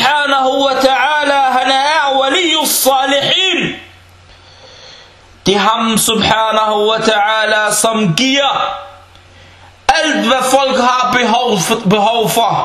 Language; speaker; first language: Danish; non-native, fluent; Arabic